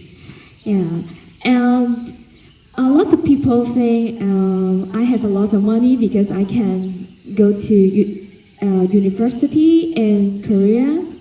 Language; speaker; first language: English; non-native, fluent; Cantonese